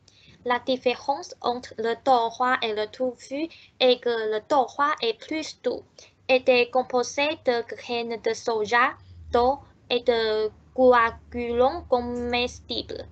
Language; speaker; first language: French; non-native, learner; Chinese